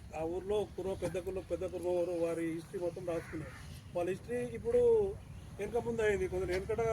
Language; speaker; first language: Telugu; native; Telugu